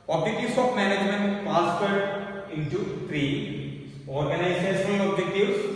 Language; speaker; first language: English; non-native, local second language; Malayalam